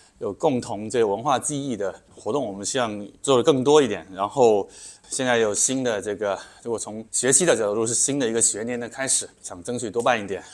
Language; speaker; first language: Chinese; native; Chinese